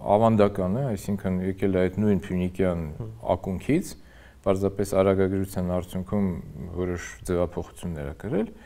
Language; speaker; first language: Armenian; native; Armenian